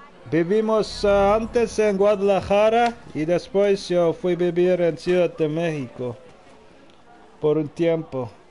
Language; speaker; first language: Spanish; non-native, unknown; Dutch